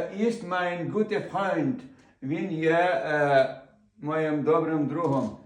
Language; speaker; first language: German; non-native, learner; Ukrainian